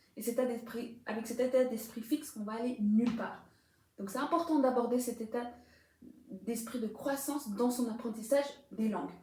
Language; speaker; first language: French; native; French